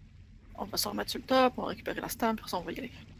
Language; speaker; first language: French; native; French